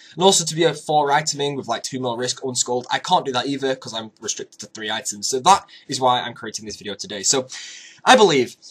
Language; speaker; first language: English; native; English